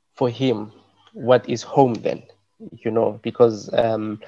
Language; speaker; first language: English; non-native, local second language; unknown